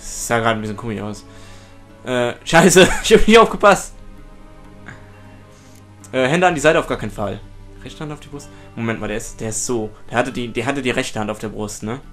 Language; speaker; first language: German; native; German